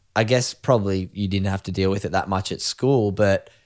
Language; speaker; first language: English; native; English